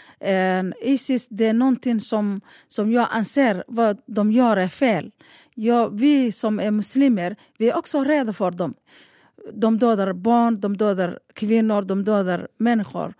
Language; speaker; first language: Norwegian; non-native, learner; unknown